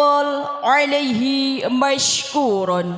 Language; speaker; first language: Arabic; non-native, learner; Indonesian